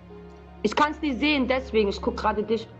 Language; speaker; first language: German; early bilingual, other home language; Tigrinya